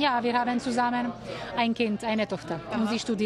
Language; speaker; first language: German; non-native, learner; Czech